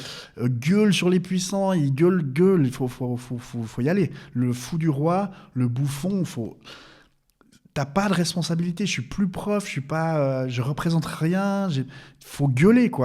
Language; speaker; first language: French; native; French